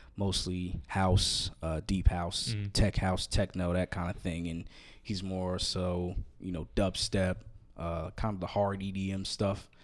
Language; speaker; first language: English; native; English